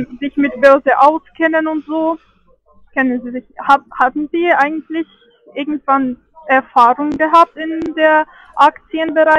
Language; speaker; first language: German; non-native, fluent; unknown